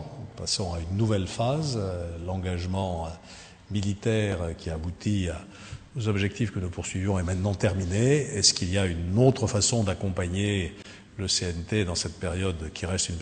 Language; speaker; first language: French; native; French